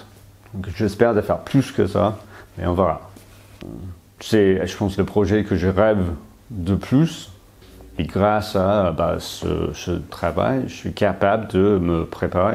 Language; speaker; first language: French; non-native, fluent; English